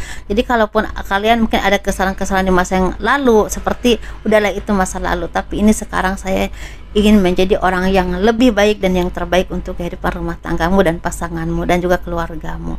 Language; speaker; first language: Indonesian; native; Indonesian